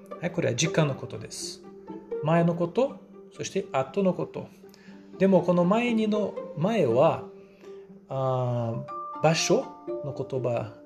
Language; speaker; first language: Japanese; non-native, fluent; Portuguese